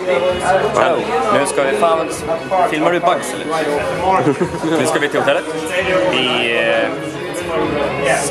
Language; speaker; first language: Swedish; native; Swedish